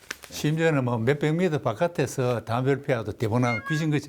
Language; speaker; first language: Korean; native; Korean